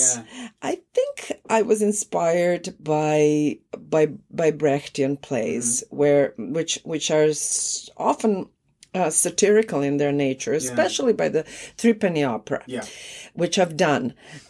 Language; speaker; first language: English; non-native, fluent; Croatian